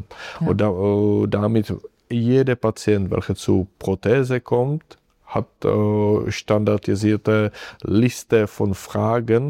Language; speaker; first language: German; non-native, fluent; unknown